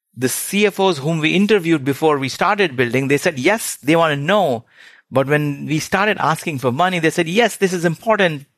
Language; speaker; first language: English; non-native, local second language; Hindi